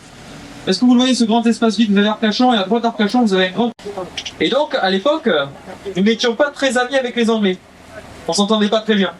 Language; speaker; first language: French; native; French